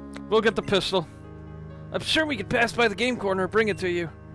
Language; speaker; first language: English; native; English